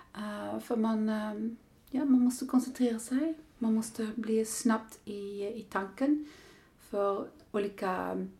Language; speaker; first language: Swedish; non-native, fluent; Dutch